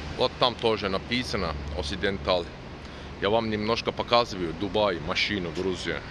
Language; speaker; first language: Russian; non-native, learner; Turkish